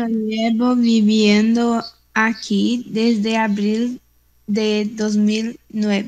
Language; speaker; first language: Spanish; non-native, learner; Portuguese